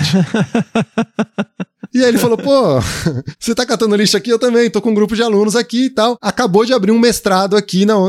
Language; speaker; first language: Portuguese; native; Portuguese